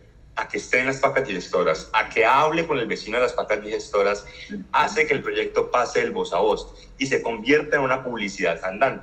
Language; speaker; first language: Spanish; native; Spanish